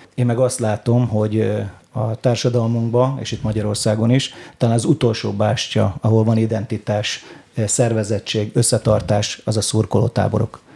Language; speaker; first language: Hungarian; native; Hungarian